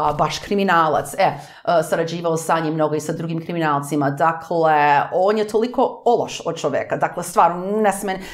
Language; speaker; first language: Serbian; early bilingual, heritage; English